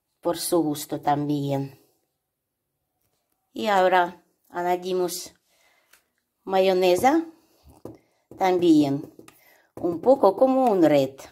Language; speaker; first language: Spanish; non-native, learner; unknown